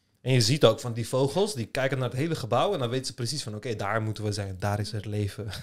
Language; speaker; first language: Dutch; early bilingual, other home language; Turkish